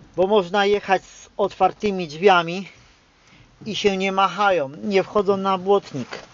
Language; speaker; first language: Polish; native; Polish